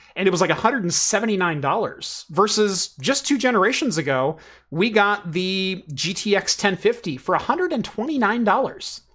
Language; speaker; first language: English; native; English